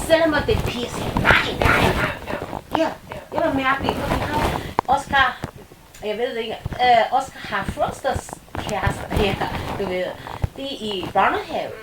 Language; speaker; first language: Danish; non-native, learner; Chinese